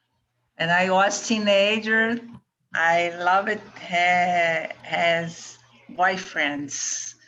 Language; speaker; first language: English; non-native, learner; Portuguese